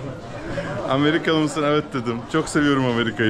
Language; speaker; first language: Turkish; native; Turkish